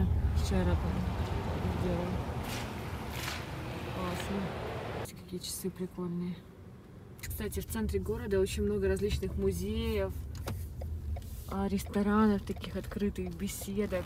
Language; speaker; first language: Russian; native; Russian